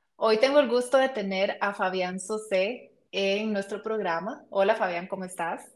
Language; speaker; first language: Spanish; native; Spanish